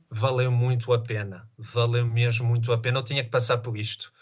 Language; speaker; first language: Portuguese; native; Portuguese